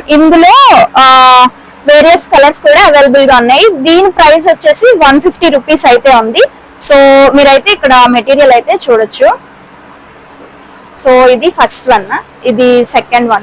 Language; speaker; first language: Telugu; native; Telugu